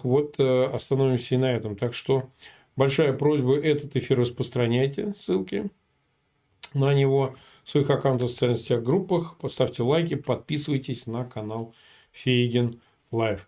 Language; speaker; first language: Russian; native; Russian